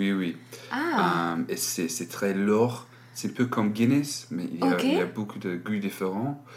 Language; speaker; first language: French; non-native, learner; English